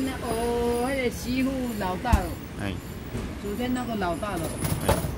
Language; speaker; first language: Chinese; non-native, local second language; Min Nan Chinese